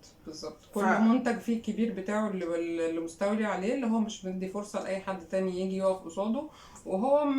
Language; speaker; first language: Arabic; native; Arabic